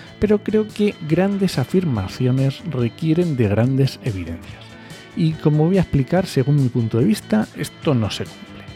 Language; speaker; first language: Spanish; native; Spanish